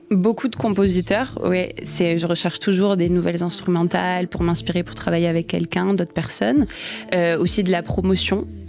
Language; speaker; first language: French; native; French